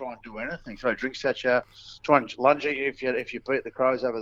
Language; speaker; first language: English; native; English